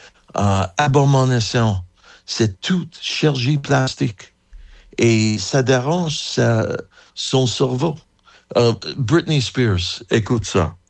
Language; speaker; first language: French; non-native, fluent; English